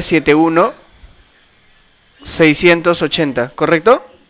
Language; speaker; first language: Spanish; native; Spanish